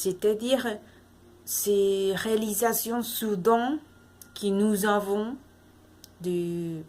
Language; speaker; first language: French; non-native, learner; Spanish